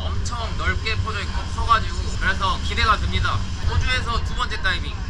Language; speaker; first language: Korean; native; Korean